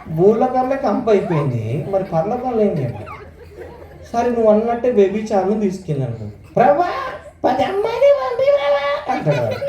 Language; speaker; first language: Telugu; non-native, local second language; Marathi